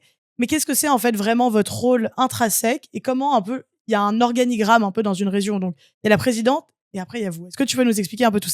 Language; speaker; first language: French; native; French